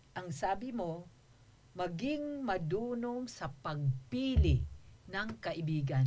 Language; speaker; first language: Filipino; non-native, local second language; Waray